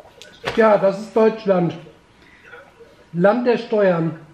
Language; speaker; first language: German; native; German